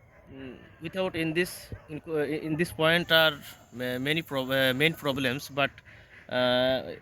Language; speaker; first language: English; non-native, learner; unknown